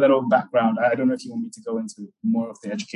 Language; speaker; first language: English; non-native, local second language; Akan